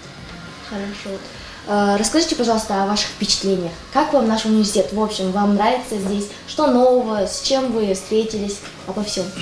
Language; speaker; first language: Russian; non-native, local second language; Kazakh